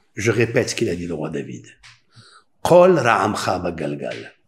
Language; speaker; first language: French; non-native, local second language; Spanish